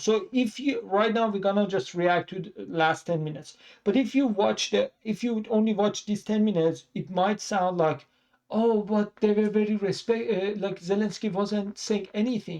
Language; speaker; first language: English; non-native, fluent; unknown